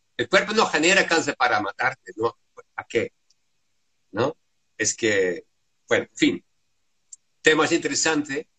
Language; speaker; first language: Spanish; non-native, fluent; Dutch